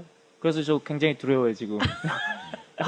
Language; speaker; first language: Korean; native; Korean